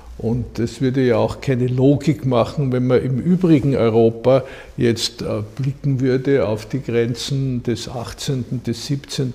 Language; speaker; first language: German; native; German